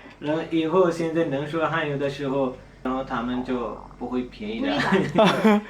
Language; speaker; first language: Chinese; non-native, fluent; Urdu